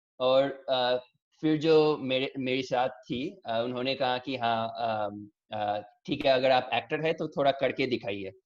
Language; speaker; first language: Hindi; early bilingual, heritage; English